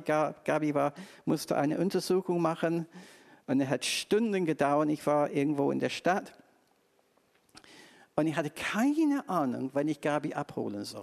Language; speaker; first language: German; non-native, fluent; English